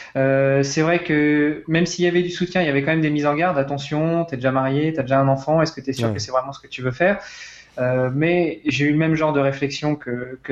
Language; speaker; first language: French; native; French